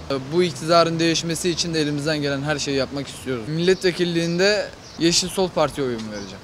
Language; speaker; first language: Turkish; native; Turkish